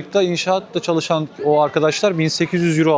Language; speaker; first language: Turkish; native; Turkish